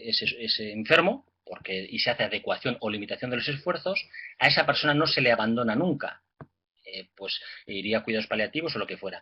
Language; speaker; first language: Spanish; native; Spanish